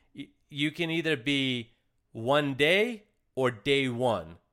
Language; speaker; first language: English; early bilingual, other home language; Russian